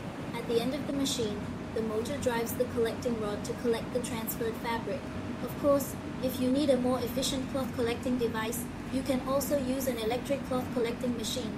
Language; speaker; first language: English; non-native, fluent; Chinese